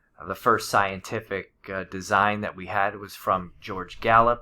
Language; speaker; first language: English; native; English